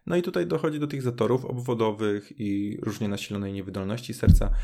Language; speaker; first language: Polish; native; Polish